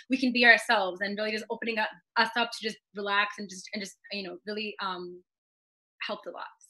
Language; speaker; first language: English; native; English